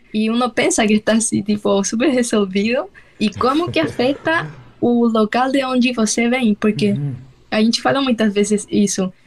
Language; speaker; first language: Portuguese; non-native, fluent; Spanish